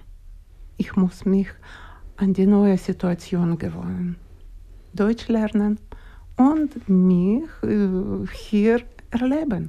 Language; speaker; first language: German; non-native, learner; Ukrainian